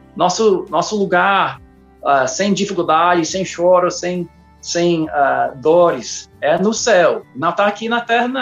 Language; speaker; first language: Portuguese; non-native, fluent; English